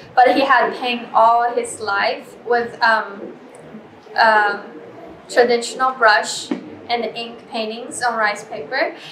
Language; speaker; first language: English; non-native, fluent; Chinese